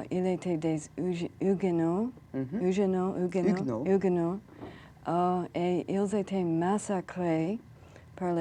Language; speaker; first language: French; non-native, learner; English